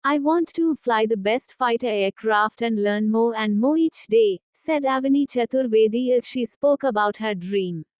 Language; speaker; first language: English; non-native, local second language; Hindi